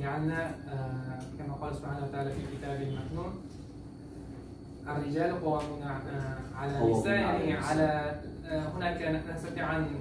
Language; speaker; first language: Arabic; non-native, learner; Uzbek